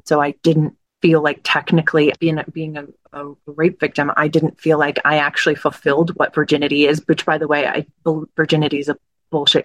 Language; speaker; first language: English; native; English